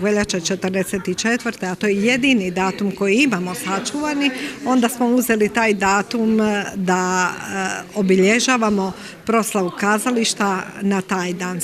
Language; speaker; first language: Croatian; native; Croatian